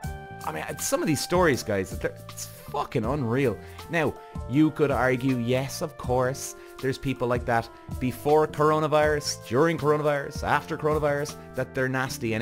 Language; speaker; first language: English; native; English